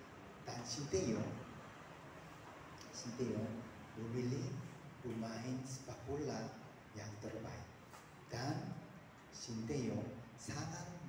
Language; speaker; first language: Indonesian; non-native, fluent; Korean